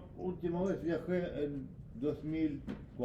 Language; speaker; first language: Spanish; non-native, learner; Russian